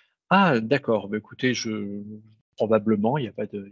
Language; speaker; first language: French; native; French